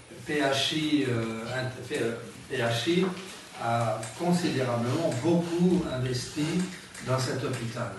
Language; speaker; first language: French; native; French